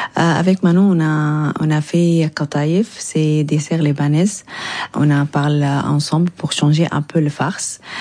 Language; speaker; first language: French; non-native, learner; Arabic